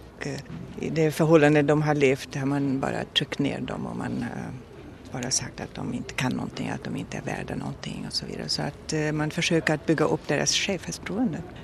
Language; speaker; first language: Swedish; non-native, fluent; German